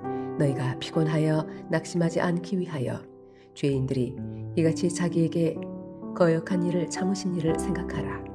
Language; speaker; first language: Korean; native; Korean